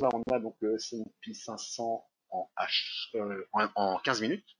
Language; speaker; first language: French; native; French